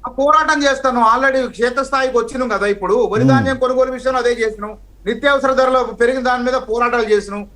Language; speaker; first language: Telugu; native; Telugu